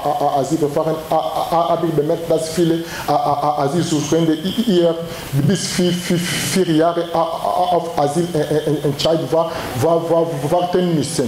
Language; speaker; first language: German; non-native, learner; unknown